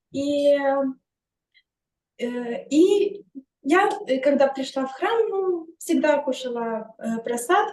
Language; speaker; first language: Russian; non-native, fluent; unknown